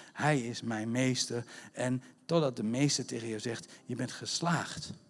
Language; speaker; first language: Dutch; native; Dutch